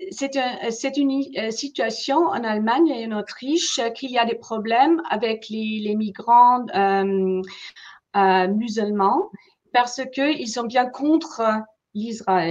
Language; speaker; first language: French; non-native, fluent; German